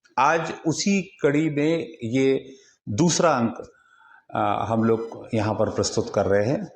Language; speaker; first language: Hindi; native; Hindi